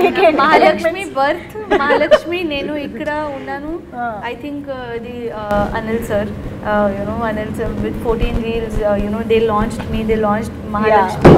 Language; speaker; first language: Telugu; non-native, learner; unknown